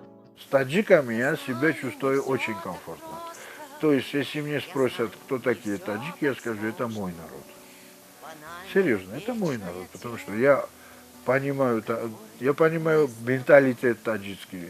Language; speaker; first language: Russian; non-native, local second language; Georgian